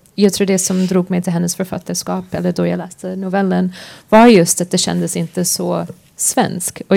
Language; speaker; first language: Swedish; non-native, fluent; English